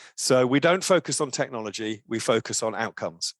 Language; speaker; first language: English; native; English